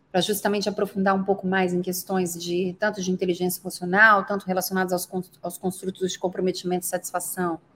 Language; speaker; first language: Portuguese; native; Portuguese